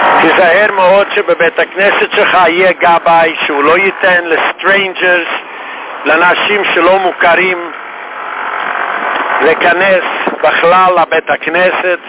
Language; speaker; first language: Hebrew; non-native, fluent; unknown